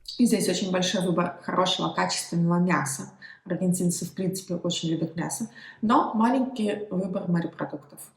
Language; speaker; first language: Russian; native; Russian